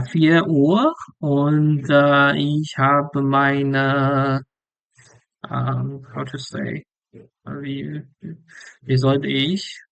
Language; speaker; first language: German; non-native, learner; English